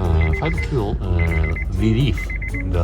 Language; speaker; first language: English; non-native, learner; Japanese